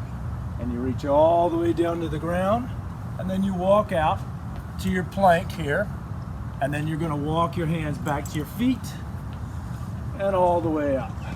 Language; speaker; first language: English; native; English